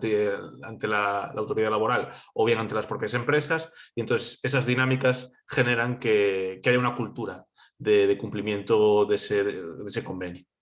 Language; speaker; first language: Spanish; native; Spanish